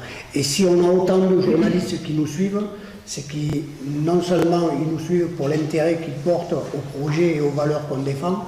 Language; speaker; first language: French; native; French